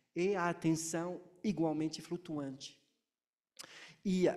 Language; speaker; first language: Portuguese; non-native, fluent; French